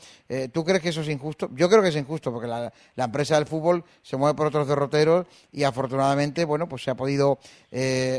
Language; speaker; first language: Spanish; native; Spanish